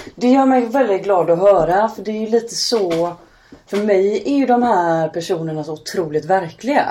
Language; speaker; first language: Swedish; native; Swedish